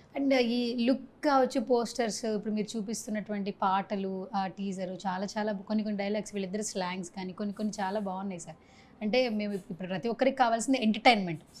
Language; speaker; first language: Telugu; native; Telugu